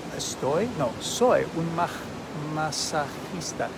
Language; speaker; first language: Spanish; non-native, learner; English